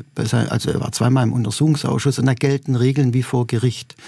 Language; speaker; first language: German; native; German